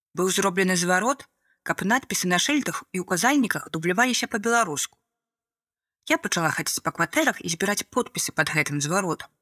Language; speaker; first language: Belarusian; native; Belarusian